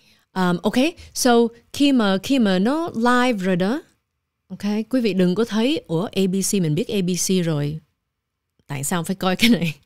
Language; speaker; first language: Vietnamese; early bilingual, heritage; Vietnamese